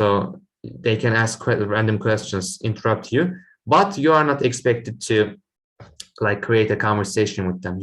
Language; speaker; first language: English; non-native, fluent; Turkish